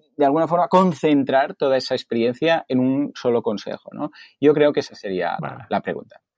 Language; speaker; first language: Spanish; native; Spanish